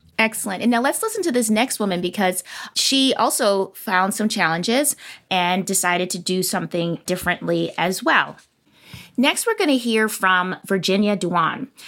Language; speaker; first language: English; native; English